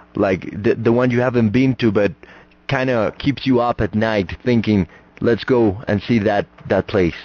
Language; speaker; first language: English; non-native, fluent; Spanish